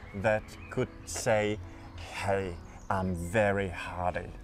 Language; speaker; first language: English; non-native, fluent; Czech